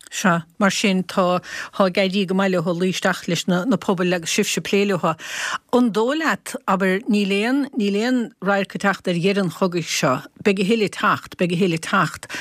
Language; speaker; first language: Irish; native; Irish